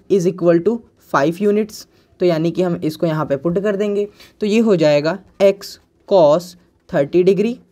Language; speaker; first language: Hindi; native; Hindi